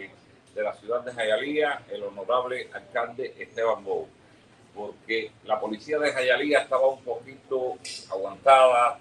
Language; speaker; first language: Spanish; native; Spanish